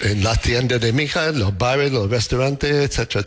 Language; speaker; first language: Spanish; non-native, learner; English